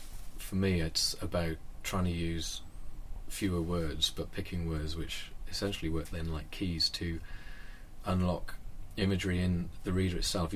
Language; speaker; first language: English; native; English